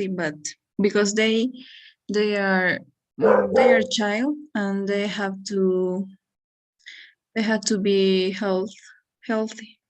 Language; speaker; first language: English; non-native, learner; Spanish